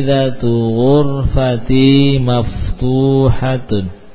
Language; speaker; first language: Arabic; non-native, fluent; Indonesian